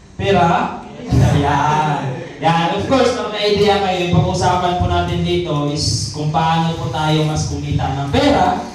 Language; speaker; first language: Filipino; non-native, local second language; Masbatenyo